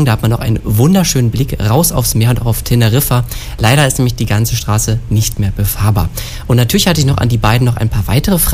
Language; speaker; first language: German; native; German